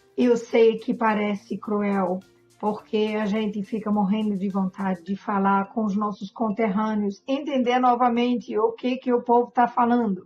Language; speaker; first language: Portuguese; non-native, fluent; German